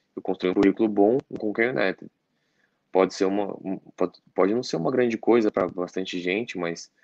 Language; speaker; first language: Portuguese; native; Portuguese